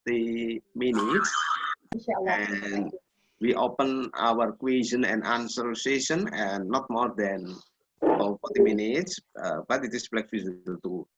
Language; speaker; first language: English; non-native, learner; Indonesian